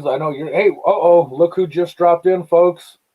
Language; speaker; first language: English; native; English